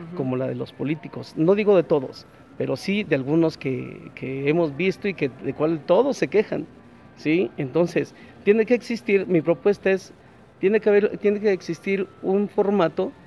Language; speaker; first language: Spanish; native; Spanish